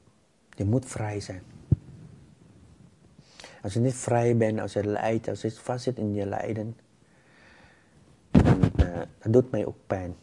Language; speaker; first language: Dutch; non-native, fluent; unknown